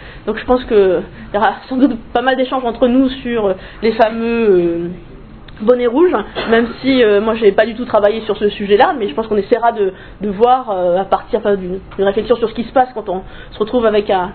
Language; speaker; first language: French; native; French